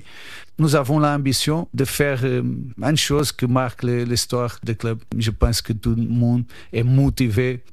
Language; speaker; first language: French; non-native, fluent; Portuguese